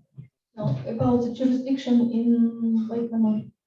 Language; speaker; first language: English; non-native, fluent; Russian